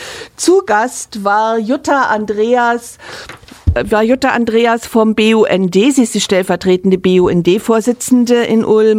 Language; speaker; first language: German; native; German